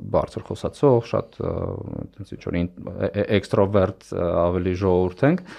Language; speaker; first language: Armenian; native; Armenian